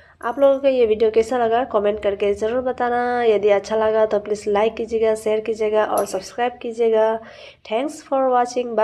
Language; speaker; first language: Hindi; non-native, local second language; Nepali